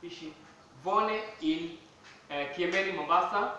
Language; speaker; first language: German; non-native, fluent; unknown